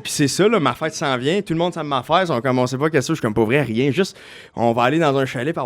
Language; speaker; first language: French; native; French